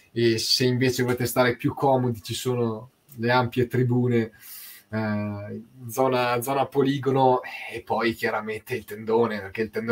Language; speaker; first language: Italian; native; Italian